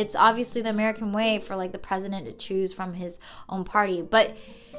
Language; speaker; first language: English; native; English